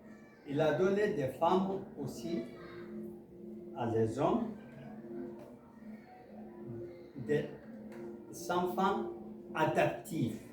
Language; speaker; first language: French; non-native, local second language; Mandingo